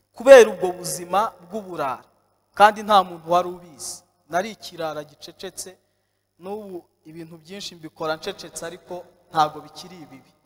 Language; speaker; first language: Kinyarwanda; native; Kinyarwanda